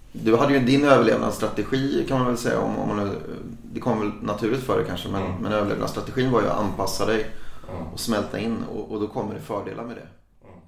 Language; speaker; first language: Swedish; native; Swedish